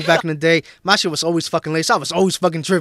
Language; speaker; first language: English; native; English